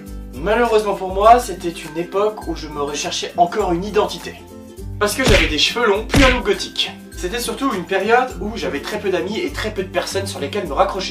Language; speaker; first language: French; native; French